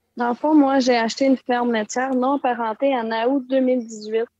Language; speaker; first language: French; native; French